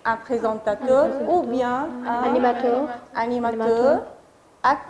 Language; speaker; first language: French; non-native, fluent; Arabic